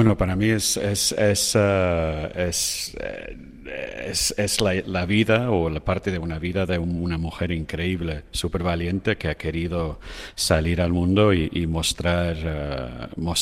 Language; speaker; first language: Spanish; non-native, fluent; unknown